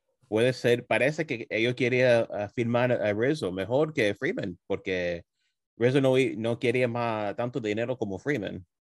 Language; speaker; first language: Spanish; early bilingual, other home language; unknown